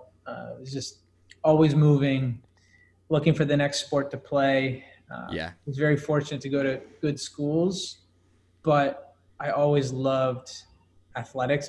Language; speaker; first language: English; native; English